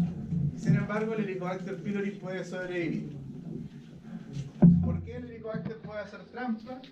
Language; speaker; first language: Spanish; native; Spanish